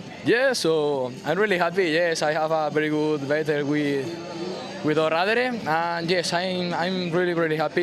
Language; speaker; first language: English; non-native, learner; Spanish